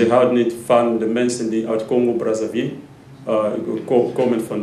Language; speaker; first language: Dutch; non-native, learner; Lingala